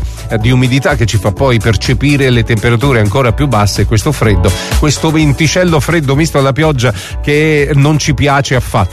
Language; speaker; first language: Italian; native; Italian